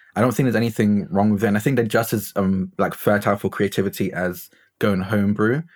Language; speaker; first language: English; native; English